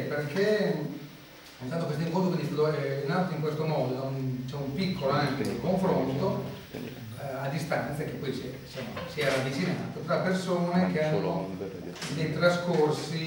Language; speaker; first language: Italian; native; Italian